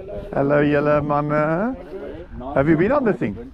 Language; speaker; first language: English; non-native, local second language; Afrikaans